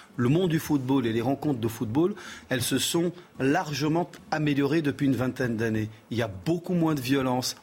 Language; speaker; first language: French; early bilingual, other home language; Portuguese